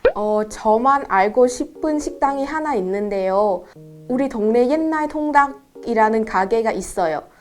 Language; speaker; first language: Korean; non-native, fluent; Vietnamese